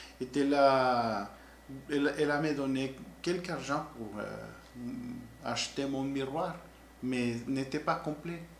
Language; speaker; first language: French; non-native, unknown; Spanish